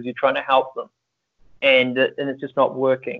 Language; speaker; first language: English; native; English